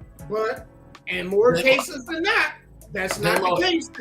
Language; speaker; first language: English; native; English